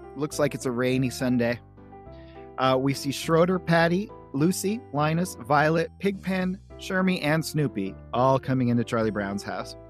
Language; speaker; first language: English; native; English